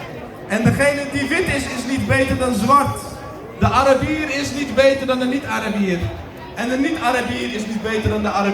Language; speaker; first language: Dutch; early bilingual, other home language; Indonesian